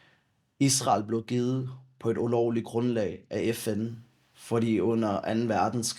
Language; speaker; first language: Danish; early bilingual, other home language; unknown